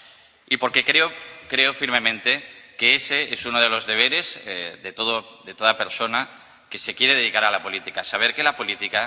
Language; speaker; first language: Spanish; native; Spanish